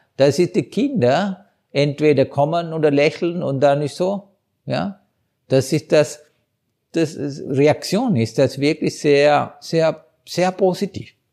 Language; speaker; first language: German; non-native, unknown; Sinhala